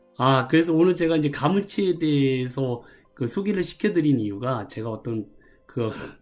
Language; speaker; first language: Korean; native; Korean